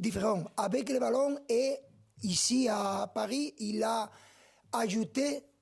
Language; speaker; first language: French; non-native, fluent; Spanish